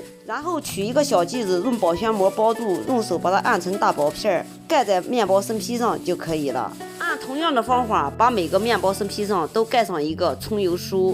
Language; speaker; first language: Chinese; native; Chinese